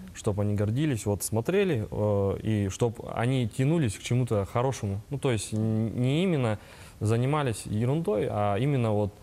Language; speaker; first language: Russian; native; Russian